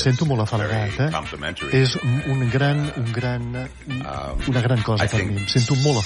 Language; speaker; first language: Catalan; non-native, fluent; English